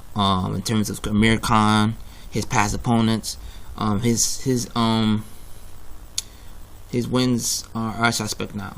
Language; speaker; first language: English; native; English